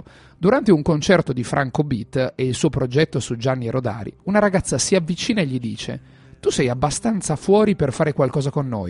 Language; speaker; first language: Italian; native; Italian